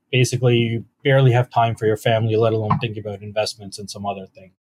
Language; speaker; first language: English; native; English